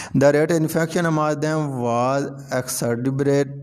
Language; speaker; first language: English; non-native, local second language; Urdu